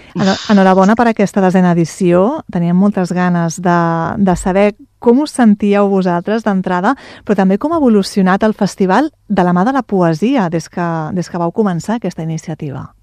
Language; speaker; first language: Catalan; native; Catalan